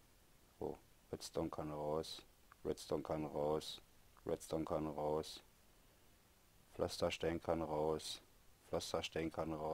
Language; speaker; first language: German; native; German